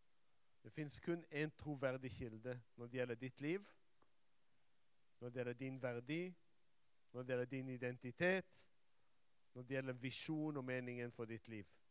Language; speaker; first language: Norwegian; non-native, fluent; Hebrew